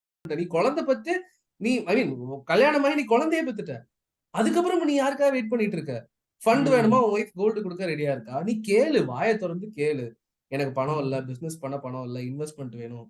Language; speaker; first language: Tamil; native; Tamil